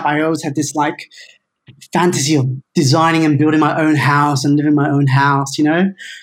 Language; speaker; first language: English; native; English